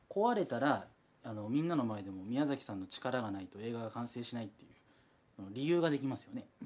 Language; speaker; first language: Japanese; native; Japanese